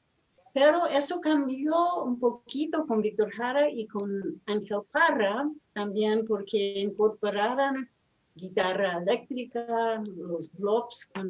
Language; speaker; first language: Spanish; non-native, fluent; English